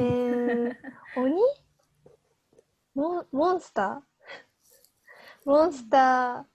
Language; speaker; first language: English; non-native, learner; Japanese